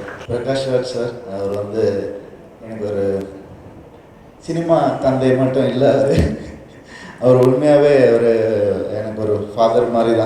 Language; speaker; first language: Tamil; native; Tamil